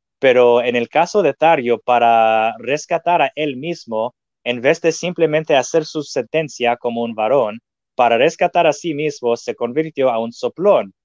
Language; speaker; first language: Spanish; non-native, fluent; English